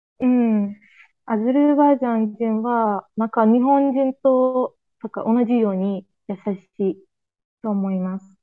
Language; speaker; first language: Japanese; non-native, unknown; Azerbaijani